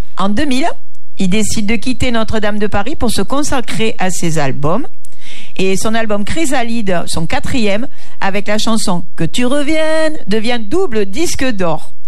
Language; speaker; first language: French; native; French